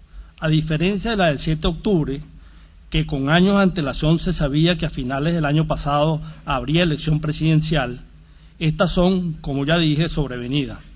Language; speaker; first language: Spanish; native; Spanish